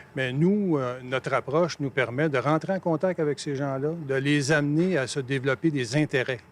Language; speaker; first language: French; native; French